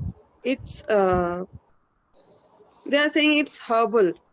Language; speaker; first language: English; non-native, learner; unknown